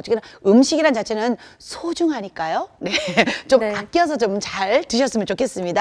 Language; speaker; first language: Korean; native; Korean